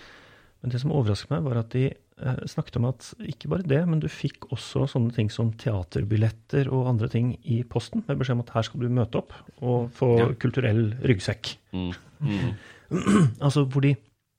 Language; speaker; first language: Norwegian; native; Norwegian